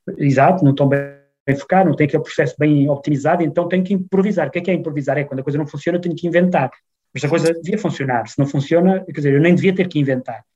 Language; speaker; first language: Portuguese; native; Portuguese